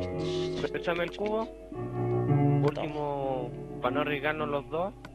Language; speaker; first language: Spanish; native; Spanish